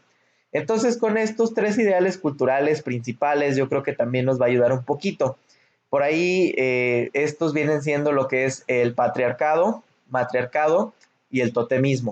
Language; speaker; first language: Spanish; native; Spanish